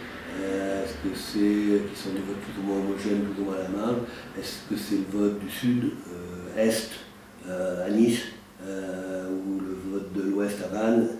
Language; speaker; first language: French; native; French